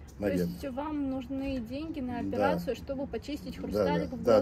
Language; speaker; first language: Russian; native; Russian